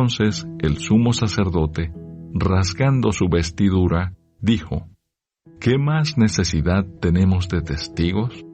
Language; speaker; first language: Spanish; native; Spanish